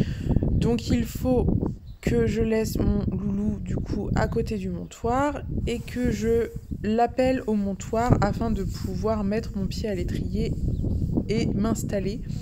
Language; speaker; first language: French; native; French